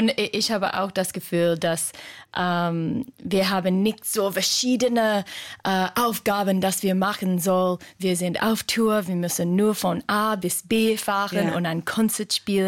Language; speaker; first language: German; non-native, fluent; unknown